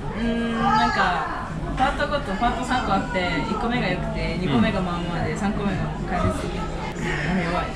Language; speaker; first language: Japanese; early bilingual, other home language; Russian